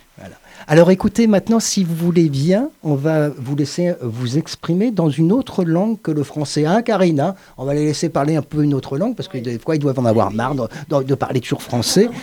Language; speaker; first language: French; native; French